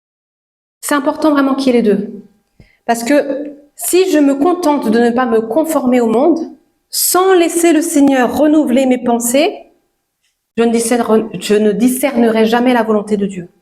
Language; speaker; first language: French; native; French